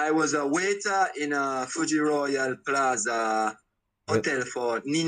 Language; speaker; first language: English; non-native, learner; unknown